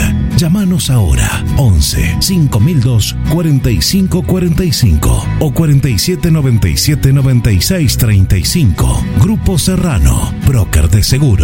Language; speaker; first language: Spanish; native; Spanish